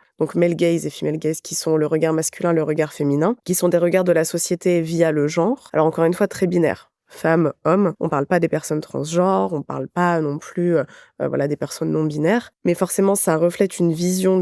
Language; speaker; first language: French; native; French